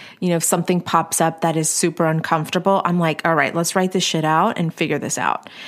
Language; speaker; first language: English; early bilingual, other home language; Spanish